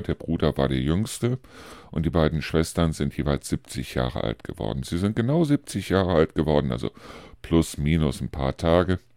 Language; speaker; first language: German; native; German